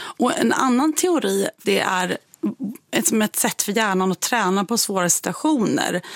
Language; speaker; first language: Swedish; native; Swedish